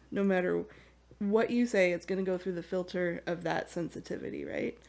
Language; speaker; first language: English; native; English